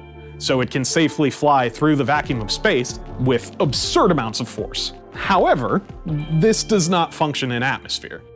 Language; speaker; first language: English; native; English